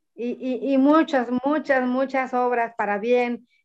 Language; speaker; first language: Spanish; native; Spanish